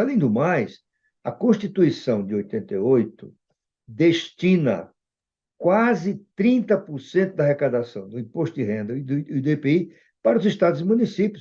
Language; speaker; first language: Portuguese; native; Portuguese